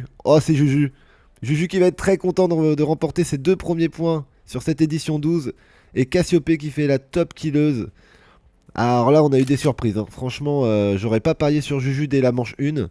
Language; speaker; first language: French; native; French